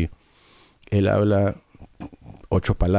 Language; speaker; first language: Spanish; early bilingual, heritage; English